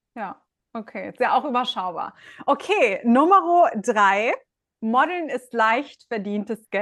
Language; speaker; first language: German; native; German